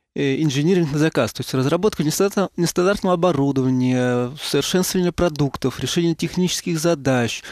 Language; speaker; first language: Russian; native; Russian